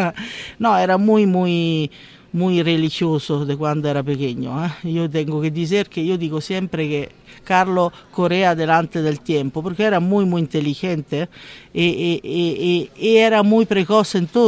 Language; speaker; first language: Spanish; non-native, learner; Italian